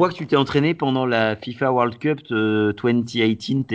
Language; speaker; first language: French; native; French